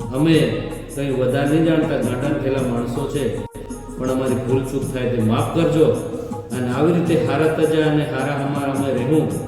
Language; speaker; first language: Gujarati; non-native, local second language; Rathawi